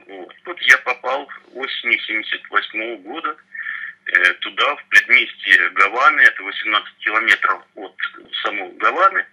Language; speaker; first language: Russian; native; Russian